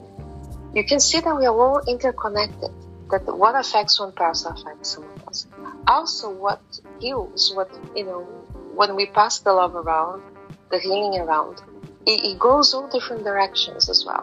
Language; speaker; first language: English; non-native, fluent; Portuguese